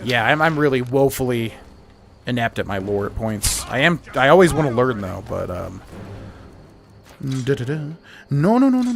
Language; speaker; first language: English; native; English